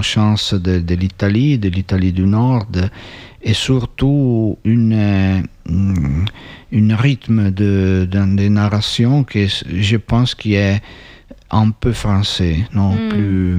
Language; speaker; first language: French; non-native, fluent; Italian